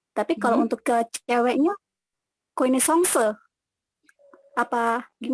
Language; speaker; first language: Indonesian; native; Indonesian